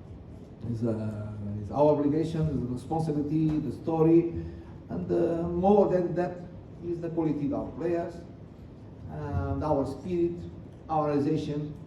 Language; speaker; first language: English; non-native, learner; Portuguese